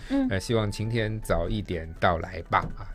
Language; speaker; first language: Chinese; native; Chinese